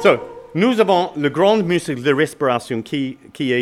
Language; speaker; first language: French; non-native, learner; English